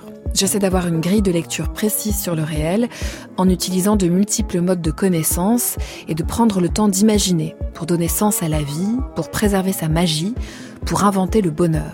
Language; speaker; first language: French; native; French